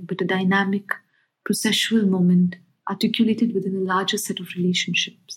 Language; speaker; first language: English; non-native, local second language; Hindi